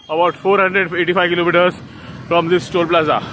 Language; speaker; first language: English; non-native, local second language; Marathi